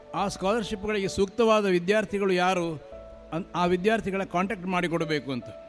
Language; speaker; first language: Kannada; non-native, local second language; Marathi